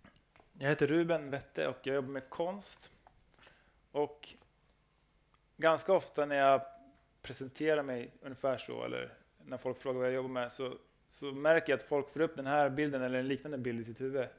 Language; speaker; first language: Swedish; native; Swedish